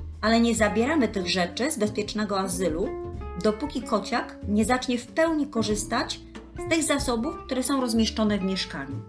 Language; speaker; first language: Polish; native; Polish